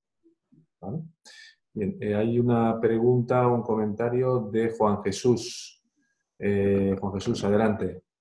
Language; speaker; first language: Spanish; native; Spanish